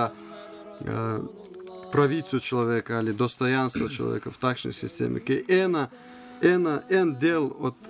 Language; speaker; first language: Slovenian; non-native, learner; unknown